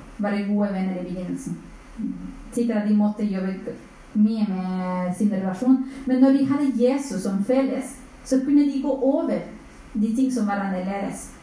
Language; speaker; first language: Norwegian; non-native, fluent; Spanish